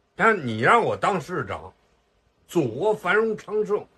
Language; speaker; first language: Chinese; native; Chinese